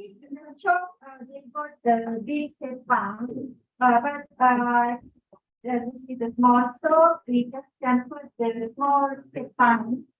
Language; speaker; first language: English; non-native, local second language; Malay